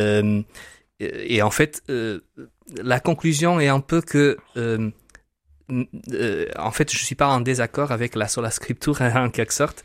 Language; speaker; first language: French; non-native, fluent; Portuguese